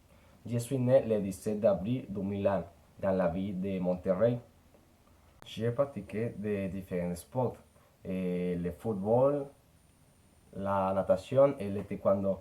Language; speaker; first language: French; non-native, learner; Spanish